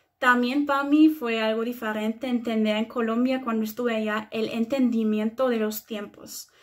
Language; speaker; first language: Spanish; non-native, fluent; German